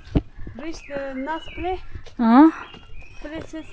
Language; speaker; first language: English; non-native, learner; Tibetan